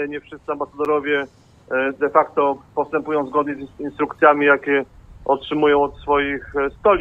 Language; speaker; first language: Polish; native; Polish